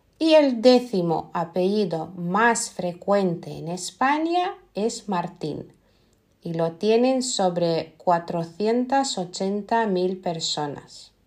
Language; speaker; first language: Spanish; non-native, fluent; Lithuanian